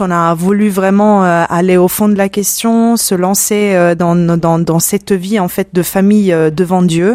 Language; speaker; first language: French; non-native, fluent; Italian